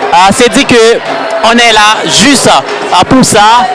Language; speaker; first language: French; native; French